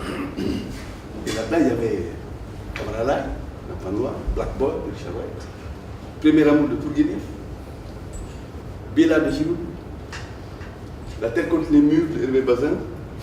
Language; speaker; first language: French; non-native, local second language; Fula